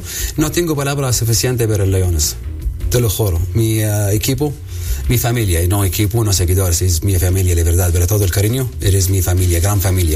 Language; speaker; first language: Spanish; non-native, learner; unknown